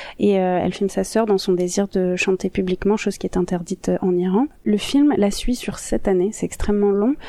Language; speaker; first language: French; native; French